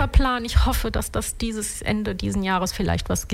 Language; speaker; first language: German; early bilingual, other home language; Italian